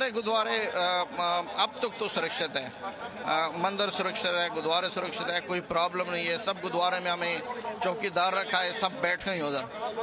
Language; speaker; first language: Hindi; non-native, fluent; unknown